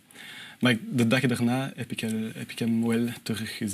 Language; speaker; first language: Dutch; non-native, local second language; French